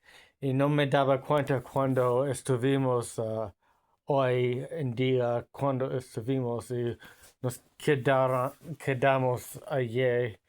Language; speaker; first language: Spanish; non-native, learner; English